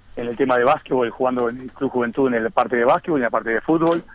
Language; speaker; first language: Spanish; native; Spanish